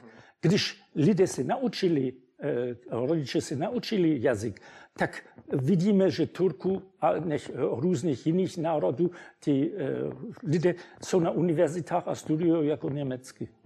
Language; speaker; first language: Czech; non-native, fluent; German